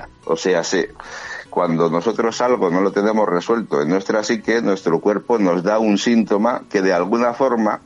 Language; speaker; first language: Spanish; native; Spanish